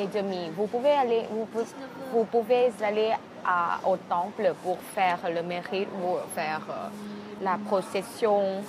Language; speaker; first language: French; non-native, fluent; Thai